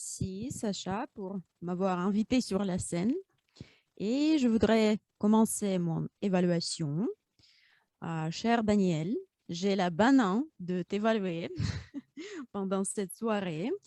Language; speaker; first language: French; non-native, fluent; Russian